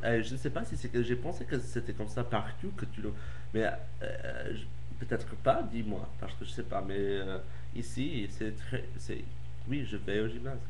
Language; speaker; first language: French; non-native, learner; English